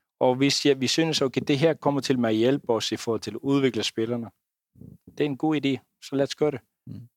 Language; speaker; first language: Danish; non-native, fluent; Icelandic